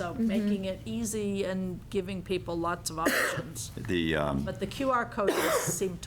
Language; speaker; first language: English; native; English